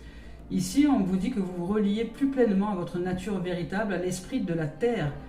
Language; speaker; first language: French; native; French